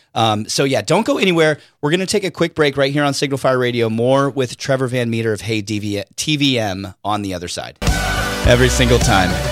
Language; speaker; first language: English; native; English